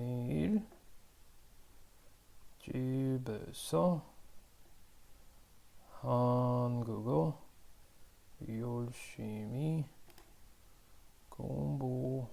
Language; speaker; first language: Korean; non-native, learner; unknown